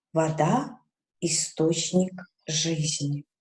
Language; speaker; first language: Russian; non-native, local second language; Kazakh